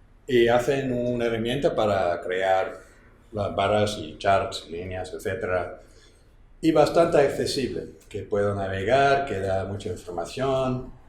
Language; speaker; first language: Spanish; non-native, fluent; English